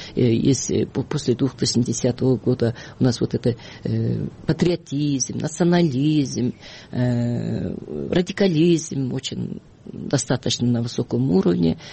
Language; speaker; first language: Russian; non-native, local second language; Kyrgyz